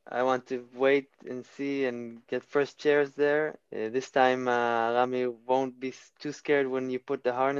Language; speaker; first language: English; non-native, fluent; Hebrew